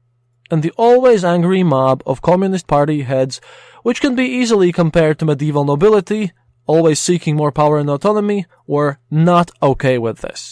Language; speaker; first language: English; non-native, fluent; Latvian